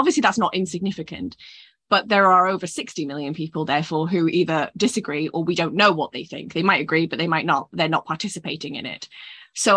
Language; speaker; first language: English; native; English